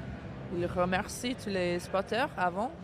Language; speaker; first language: French; non-native, learner; English